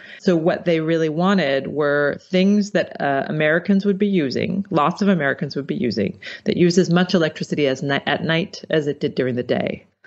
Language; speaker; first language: English; native; English